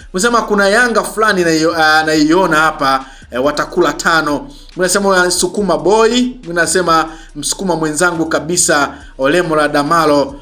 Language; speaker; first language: Swahili; native; Swahili